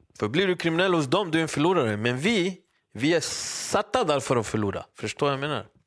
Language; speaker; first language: Swedish; early bilingual, other home language; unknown